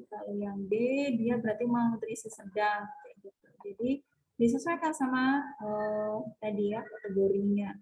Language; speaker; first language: Indonesian; native; Indonesian